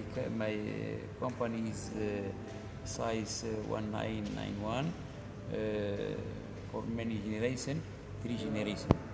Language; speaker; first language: English; non-native, learner; Arabic